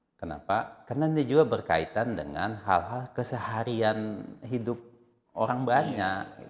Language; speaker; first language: Indonesian; native; Indonesian